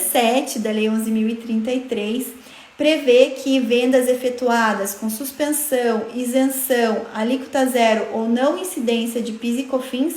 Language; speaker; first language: Portuguese; native; Portuguese